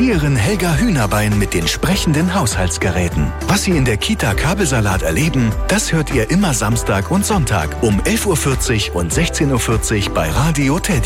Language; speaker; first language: German; native; German